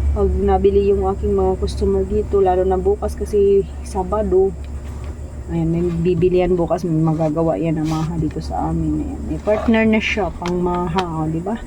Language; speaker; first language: Filipino; non-native, local second language; Waray